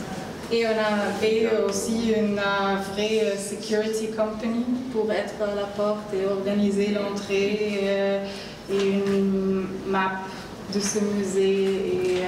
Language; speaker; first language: French; non-native, learner; Arabic